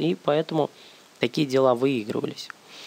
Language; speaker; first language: Russian; native; Russian